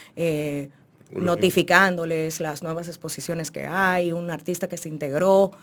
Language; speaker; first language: Spanish; native; Spanish